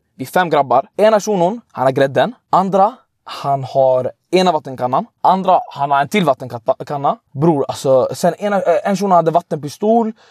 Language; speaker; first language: Swedish; early bilingual, other home language; Arabic